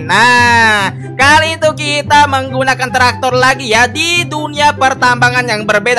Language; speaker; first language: Indonesian; native; Indonesian